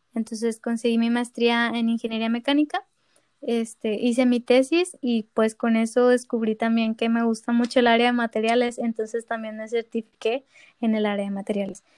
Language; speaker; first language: Spanish; native; Spanish